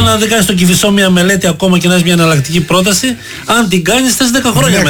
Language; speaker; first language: Greek; native; Greek